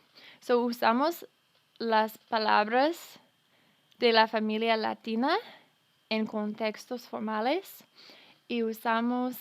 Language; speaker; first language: Spanish; non-native, fluent; English